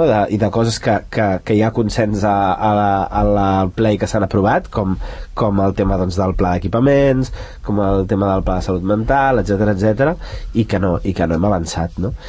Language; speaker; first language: Catalan; native; Catalan